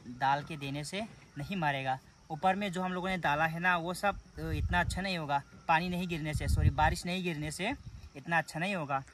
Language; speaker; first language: Hindi; non-native, local second language; Garo